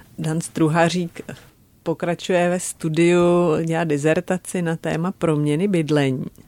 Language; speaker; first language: Czech; native; Czech